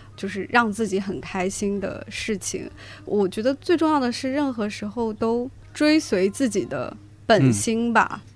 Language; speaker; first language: Chinese; native; Chinese